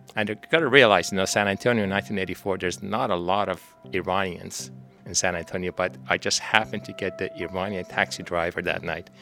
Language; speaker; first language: English; non-native, fluent; Persian